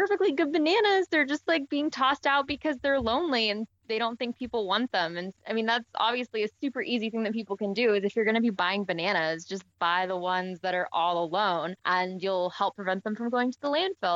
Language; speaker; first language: English; native; English